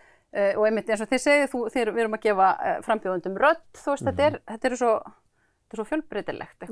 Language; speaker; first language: Icelandic; native; Icelandic